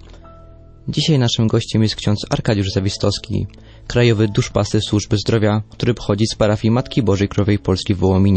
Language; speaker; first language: Polish; native; Polish